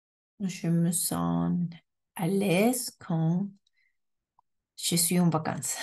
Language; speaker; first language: French; non-native, learner; Spanish